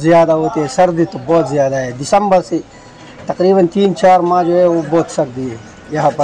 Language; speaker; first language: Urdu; non-native, local second language; Punjabi